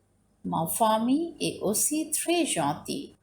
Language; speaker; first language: French; non-native, fluent; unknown